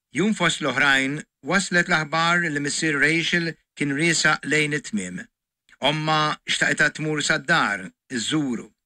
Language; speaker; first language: Maltese; native; Maltese